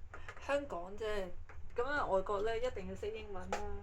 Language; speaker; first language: Cantonese; native; Cantonese